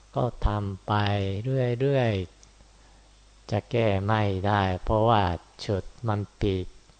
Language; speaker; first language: Thai; non-native, fluent; Japanese